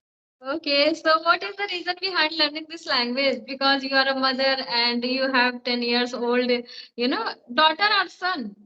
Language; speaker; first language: English; non-native, learner; Hindi